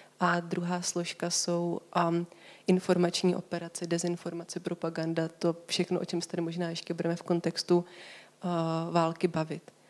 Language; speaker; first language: Czech; native; Czech